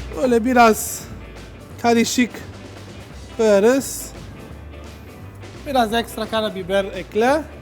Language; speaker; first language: Turkish; non-native, learner; Italian